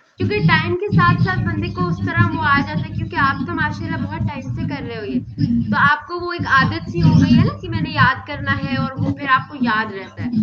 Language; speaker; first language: Urdu; non-native, local second language; Punjabi